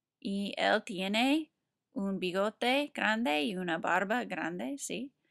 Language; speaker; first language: Spanish; non-native, fluent; English